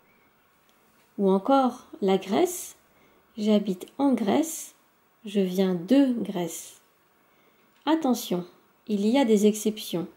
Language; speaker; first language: French; native; French